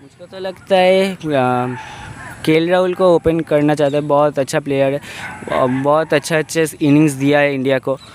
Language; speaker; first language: Hindi; non-native, local second language; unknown